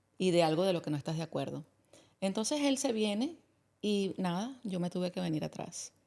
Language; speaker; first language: Spanish; native; Spanish